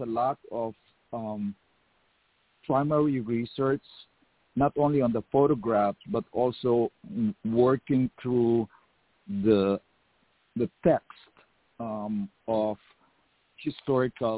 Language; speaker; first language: English; non-native, local second language; Filipino